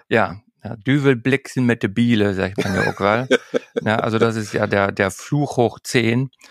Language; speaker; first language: German; native; German